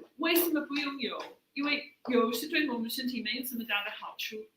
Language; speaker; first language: Chinese; non-native, fluent; English